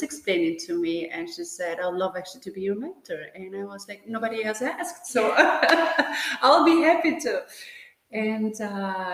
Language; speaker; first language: English; non-native, fluent; Albanian